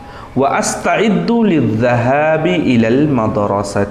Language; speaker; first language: Arabic; non-native, fluent; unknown